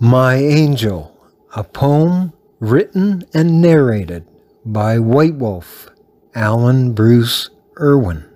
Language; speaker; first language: English; native; English